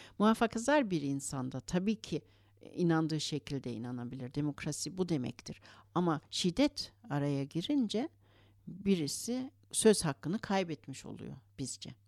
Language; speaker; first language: Turkish; early bilingual, heritage; Turkish